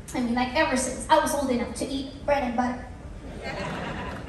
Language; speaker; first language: English; non-native, local second language; Filipino